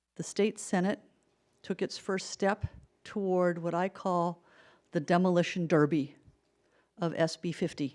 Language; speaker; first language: English; native; English